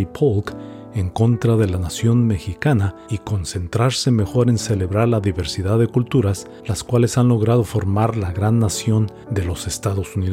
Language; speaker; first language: Spanish; native; Spanish